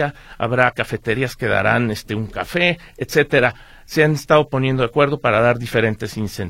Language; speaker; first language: Spanish; native; Spanish